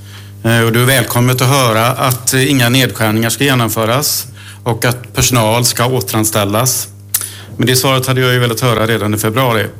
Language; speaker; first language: Swedish; native; Swedish